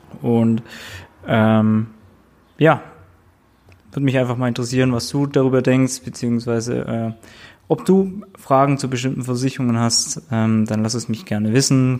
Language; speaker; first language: German; native; German